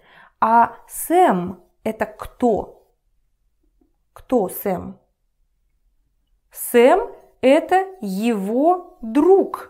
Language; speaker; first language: Russian; non-native, learner; English